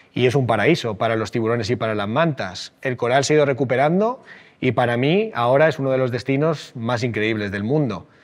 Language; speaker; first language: Spanish; native; Spanish